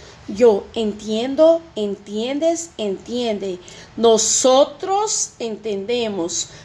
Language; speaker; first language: Spanish; non-native, fluent; Portuguese